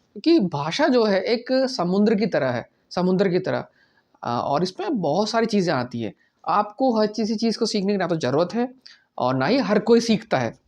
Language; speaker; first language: Hindi; native; Hindi